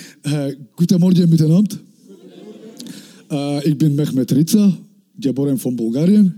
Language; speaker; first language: German; non-native, learner; Turkish